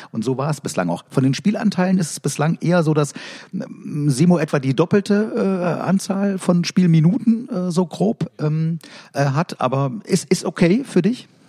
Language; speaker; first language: German; native; German